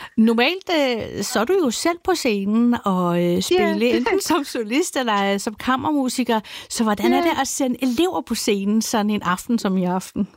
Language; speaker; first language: Danish; native; Danish